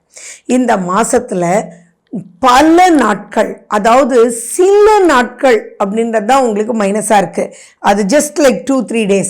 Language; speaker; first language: Tamil; native; Tamil